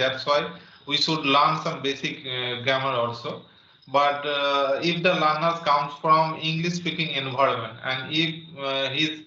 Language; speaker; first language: English; non-native, learner; Bangla